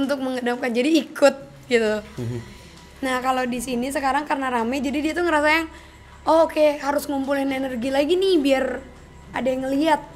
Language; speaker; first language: Indonesian; native; Indonesian